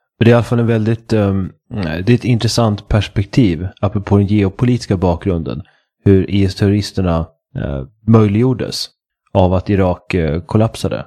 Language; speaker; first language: Swedish; native; Swedish